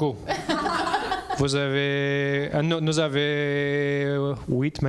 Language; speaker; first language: French; non-native, learner; English